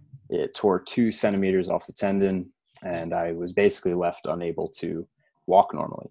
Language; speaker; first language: English; native; English